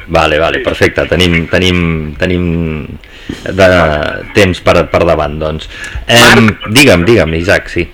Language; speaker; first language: Catalan; native; Catalan